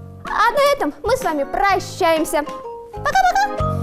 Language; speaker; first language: Russian; native; Russian